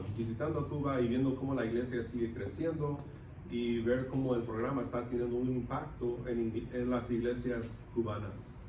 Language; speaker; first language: Spanish; non-native, local second language; English